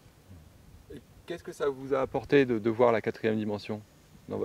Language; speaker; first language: French; native; French